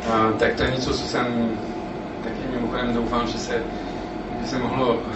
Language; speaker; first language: Czech; non-native, fluent; French